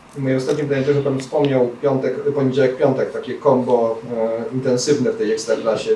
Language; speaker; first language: Polish; native; Polish